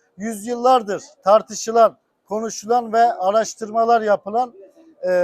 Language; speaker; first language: Turkish; native; Turkish